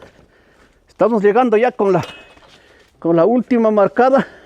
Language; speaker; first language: Spanish; native; Spanish